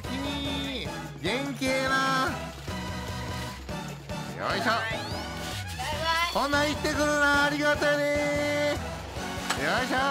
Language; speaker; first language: Japanese; native; Japanese